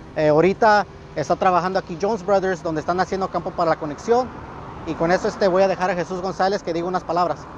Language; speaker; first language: English; native; English